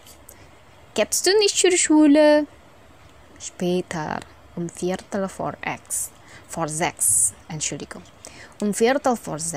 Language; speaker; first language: German; non-native, fluent; Indonesian